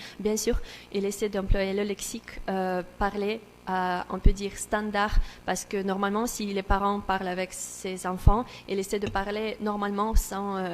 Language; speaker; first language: French; non-native, learner; Russian